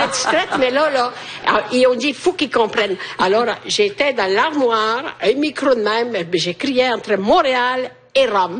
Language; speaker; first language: French; non-native, fluent; Italian